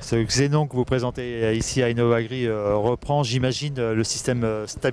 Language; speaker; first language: French; native; French